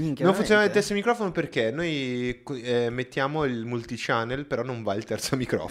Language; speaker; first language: Italian; native; Italian